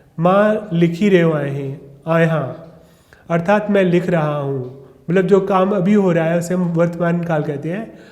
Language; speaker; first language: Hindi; non-native, local second language; Sindhi